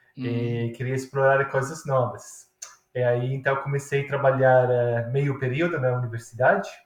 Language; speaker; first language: Portuguese; non-native, fluent; Italian